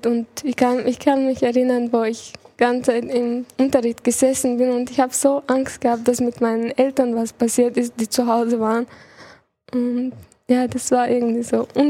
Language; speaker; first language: German; early bilingual, other home language; Chechen